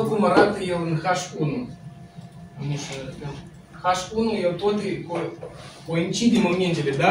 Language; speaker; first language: Romanian; non-native, local second language; Russian